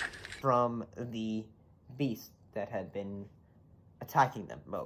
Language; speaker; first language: English; native; English